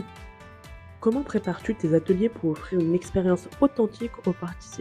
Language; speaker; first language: French; native; French